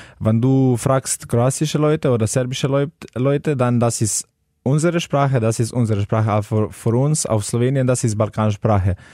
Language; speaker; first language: German; non-native, learner; Slovenian